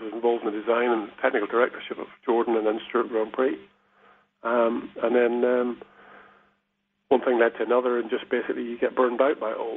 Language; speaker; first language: English; native; English